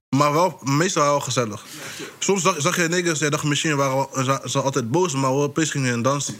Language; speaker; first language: Dutch; early bilingual, other home language; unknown